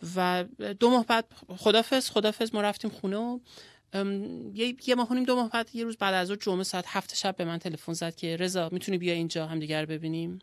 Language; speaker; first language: Persian; native; Persian